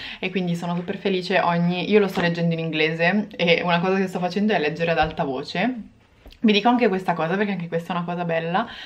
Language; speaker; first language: Italian; native; Italian